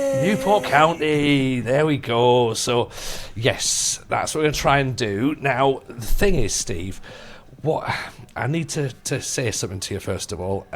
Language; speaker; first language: English; native; English